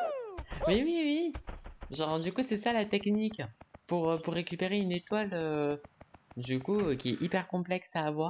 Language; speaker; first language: French; native; French